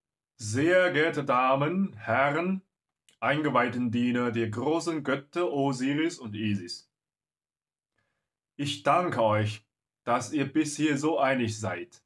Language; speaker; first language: German; non-native, learner; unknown